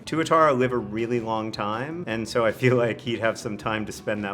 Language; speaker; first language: English; native; English